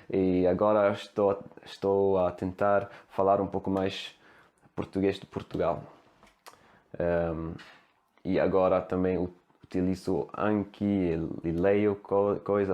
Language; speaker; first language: Portuguese; non-native, fluent; Swedish